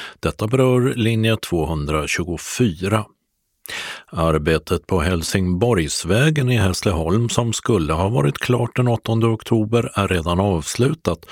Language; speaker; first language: Swedish; native; Swedish